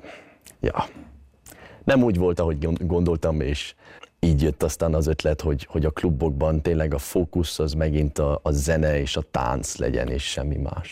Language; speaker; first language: Hungarian; early bilingual, heritage; Hungarian